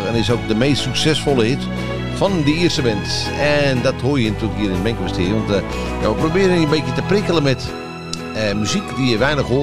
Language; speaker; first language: Dutch; native; Dutch